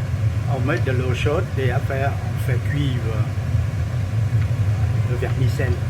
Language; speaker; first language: French; non-native, learner; Vietnamese